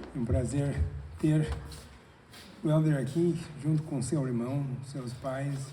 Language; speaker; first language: Portuguese; non-native, fluent; English